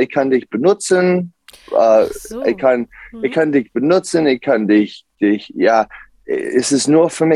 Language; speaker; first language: German; non-native, learner; English